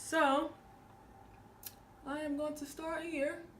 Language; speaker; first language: English; native; English